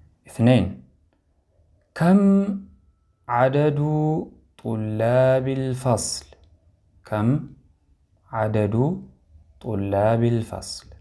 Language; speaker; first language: Arabic; non-native, fluent; Amharic